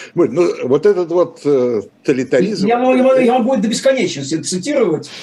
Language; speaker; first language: Russian; native; Russian